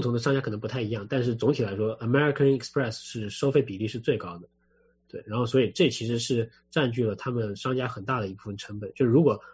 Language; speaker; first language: Chinese; native; Chinese